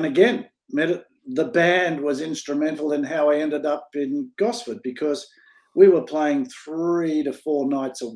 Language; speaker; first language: English; native; English